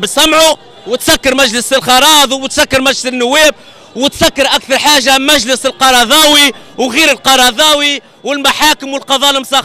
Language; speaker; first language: Arabic; native; Arabic